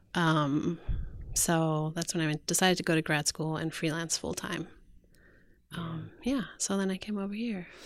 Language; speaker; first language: English; native; English